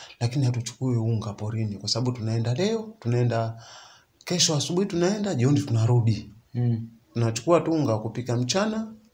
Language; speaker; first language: Swahili; native; Swahili